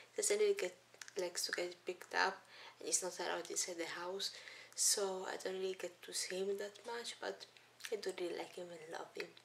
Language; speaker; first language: English; early bilingual, other home language; Italian